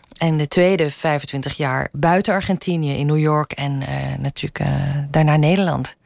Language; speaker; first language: Dutch; non-native, local second language; Limburgish